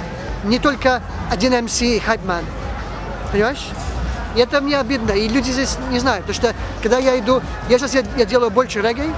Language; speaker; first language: Russian; early bilingual, heritage; Russian